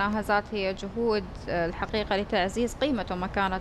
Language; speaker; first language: Arabic; native; Arabic